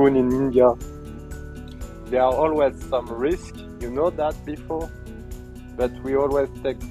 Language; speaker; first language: English; non-native, learner; French